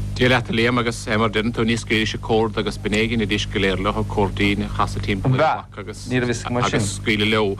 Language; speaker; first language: Irish; native; Irish